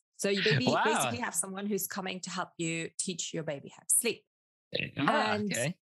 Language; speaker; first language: English; early bilingual, other home language; Spanish